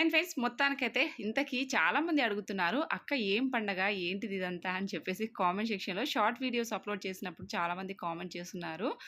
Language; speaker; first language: Telugu; non-native, local second language; Lambadi